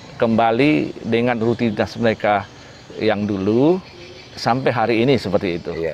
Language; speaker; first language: Indonesian; native; Indonesian